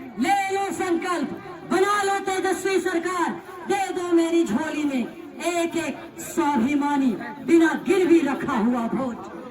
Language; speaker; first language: Hindi; native; Hindi